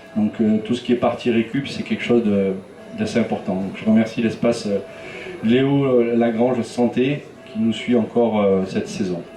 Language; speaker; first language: French; native; French